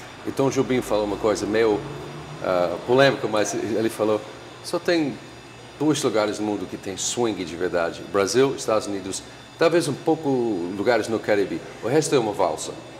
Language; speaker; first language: Portuguese; non-native, fluent; English